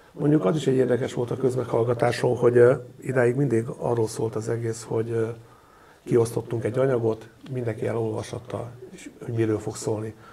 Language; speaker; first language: Hungarian; native; Hungarian